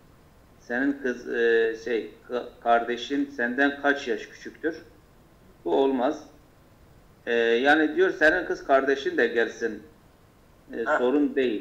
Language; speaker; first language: Turkish; non-native, local second language; Kurdish